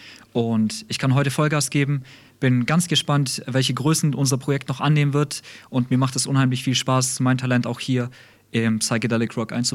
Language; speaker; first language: German; early bilingual, other home language; Russian